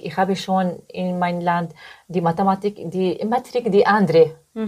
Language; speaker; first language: German; non-native, learner; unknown